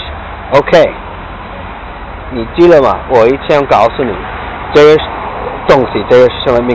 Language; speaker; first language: Chinese; non-native, learner; English